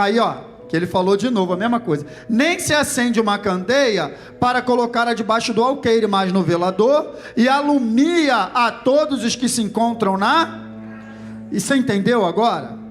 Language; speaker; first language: Portuguese; native; Portuguese